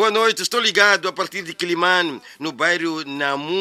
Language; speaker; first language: Portuguese; native; Portuguese